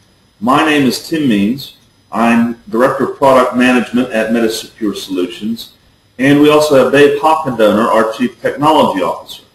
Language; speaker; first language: English; native; English